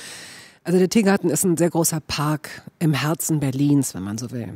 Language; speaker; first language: German; native; German